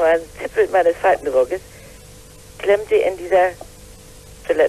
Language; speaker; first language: German; native; German